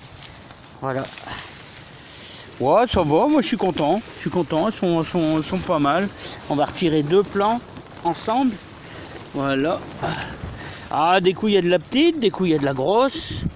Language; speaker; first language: French; native; French